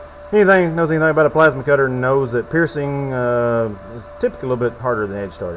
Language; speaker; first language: English; native; English